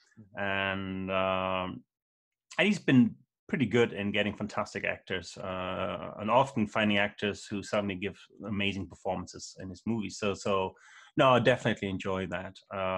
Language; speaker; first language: English; non-native, fluent; German